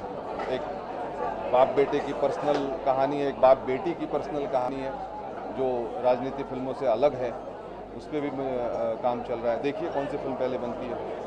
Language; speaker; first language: Hindi; native; Hindi